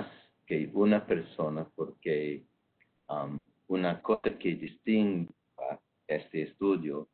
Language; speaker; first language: Spanish; non-native, fluent; English